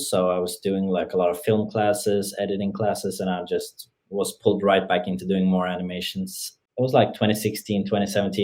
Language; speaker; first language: English; non-native, fluent; Norwegian